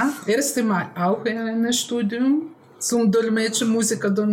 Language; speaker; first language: German; non-native, learner; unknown